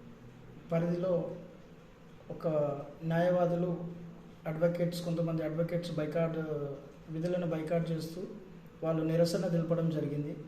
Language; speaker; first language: Telugu; native; Telugu